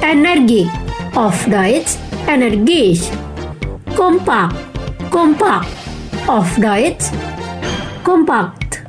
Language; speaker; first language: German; non-native, fluent; Indonesian